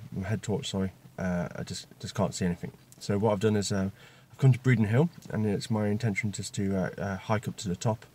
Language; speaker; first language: English; native; English